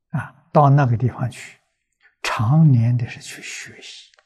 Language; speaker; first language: Chinese; native; Chinese